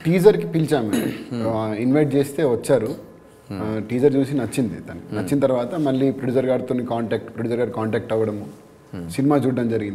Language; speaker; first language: Telugu; native; Telugu